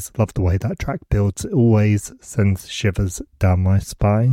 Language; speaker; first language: English; native; English